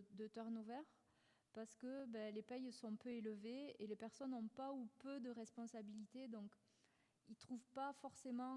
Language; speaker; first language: French; native; French